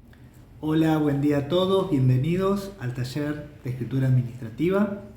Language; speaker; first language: Spanish; native; Spanish